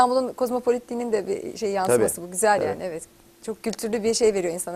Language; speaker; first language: Turkish; native; Turkish